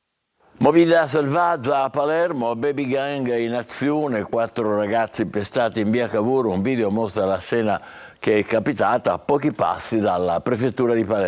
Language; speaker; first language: Italian; native; Italian